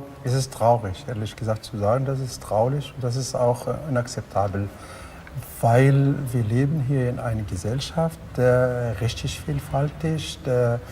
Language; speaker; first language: German; non-native, fluent; Arabic